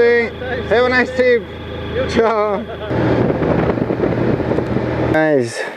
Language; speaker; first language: English; non-native, learner; French